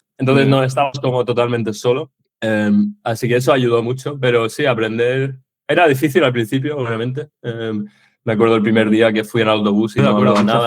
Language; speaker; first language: Spanish; early bilingual, other home language; English